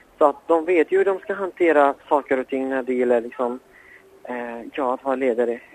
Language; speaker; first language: Swedish; non-native, fluent; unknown